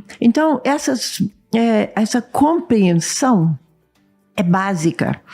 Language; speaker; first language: Portuguese; early bilingual, other home language; English